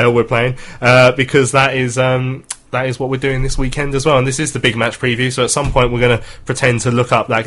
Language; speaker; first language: English; native; English